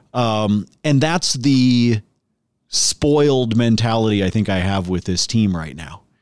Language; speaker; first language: English; native; English